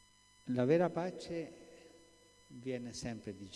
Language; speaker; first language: Italian; early bilingual, heritage; Spanish